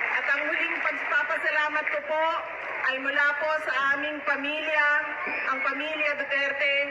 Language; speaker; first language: Filipino; non-native, local second language; Cebuano